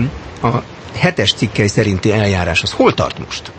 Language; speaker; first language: Hungarian; native; Hungarian